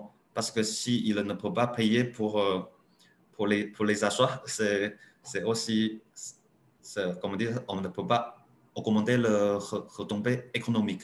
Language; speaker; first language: French; non-native, learner; Chinese